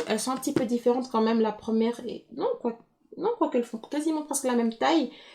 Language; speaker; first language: French; native; French